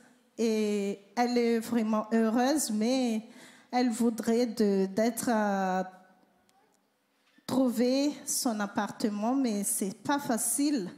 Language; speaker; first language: French; non-native, learner; Malagasy